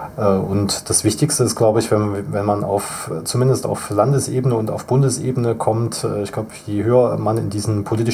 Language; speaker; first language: German; native; German